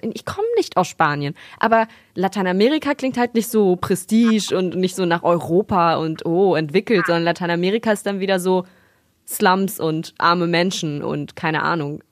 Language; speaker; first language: German; early bilingual, other home language; Spanish